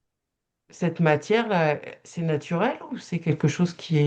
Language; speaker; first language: French; native; French